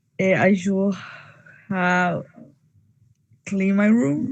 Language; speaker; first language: English; non-native, learner; Spanish